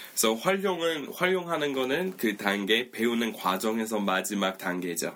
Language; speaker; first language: Korean; non-native, fluent; English